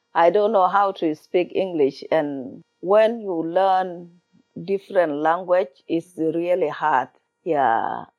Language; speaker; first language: English; non-native, learner; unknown